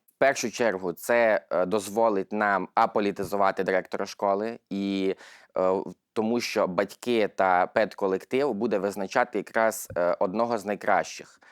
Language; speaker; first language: Ukrainian; native; Ukrainian